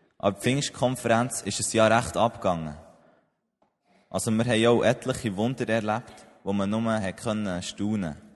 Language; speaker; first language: German; native; German